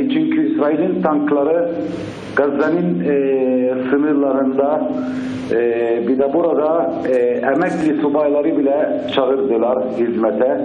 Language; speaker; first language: Turkish; non-native, fluent; Arabic